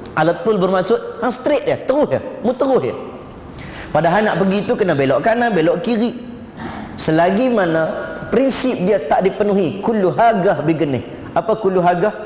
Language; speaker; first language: Malay; native; Malay